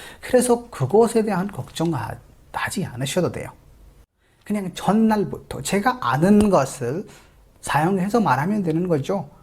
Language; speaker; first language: Korean; non-native, fluent; Hindi